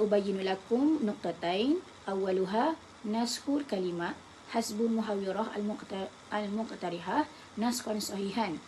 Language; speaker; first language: Arabic; non-native, learner; Malay